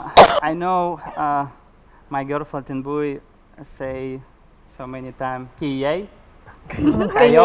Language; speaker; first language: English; non-native, learner; Russian